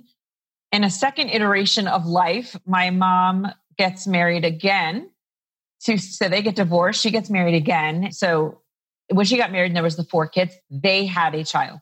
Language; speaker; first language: English; native; English